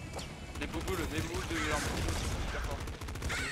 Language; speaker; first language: French; native; French